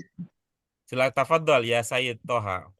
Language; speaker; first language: Indonesian; native; Indonesian